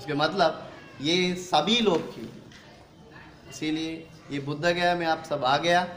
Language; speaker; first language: Hindi; non-native, learner; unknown